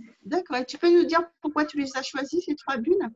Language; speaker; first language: French; native; French